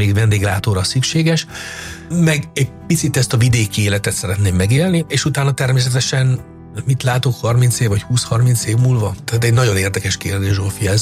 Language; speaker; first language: Hungarian; non-native, fluent; Italian